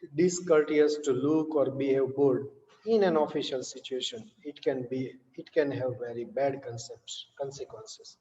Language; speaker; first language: English; non-native, local second language; Gujarati